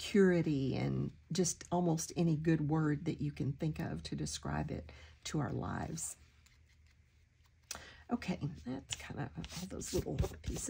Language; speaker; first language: English; native; English